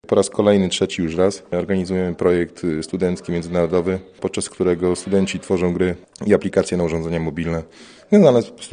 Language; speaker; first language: Polish; native; Polish